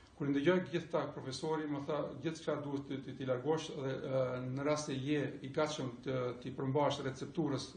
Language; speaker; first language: Albanian; native; Albanian